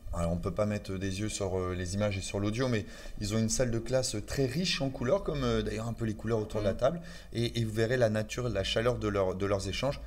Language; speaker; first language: French; native; French